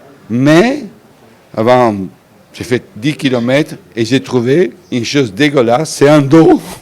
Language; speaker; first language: French; non-native, fluent; Italian